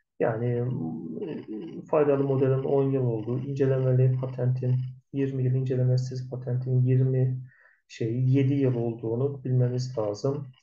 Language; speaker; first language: Turkish; native; Turkish